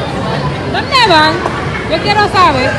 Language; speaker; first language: Spanish; non-native, learner; Haitian Creole